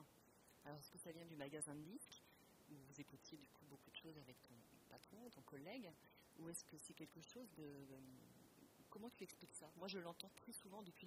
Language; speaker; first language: French; native; French